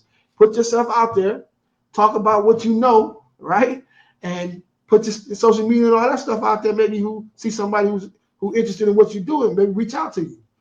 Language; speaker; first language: English; native; English